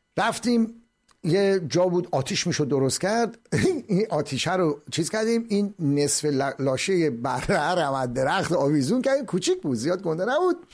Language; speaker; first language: Persian; native; Persian